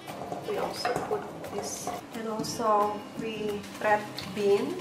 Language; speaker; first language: English; non-native, learner; Indonesian